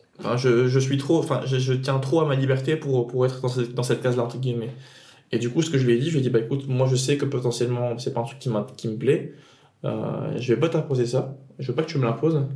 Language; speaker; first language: French; non-native, local second language; Arabic